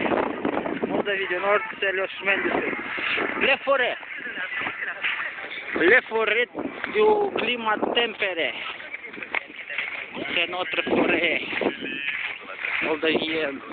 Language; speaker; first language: French; non-native, learner; Romanian